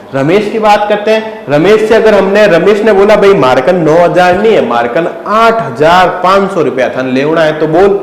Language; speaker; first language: Hindi; native; Hindi